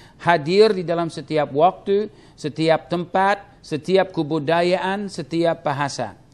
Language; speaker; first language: Indonesian; non-native, fluent; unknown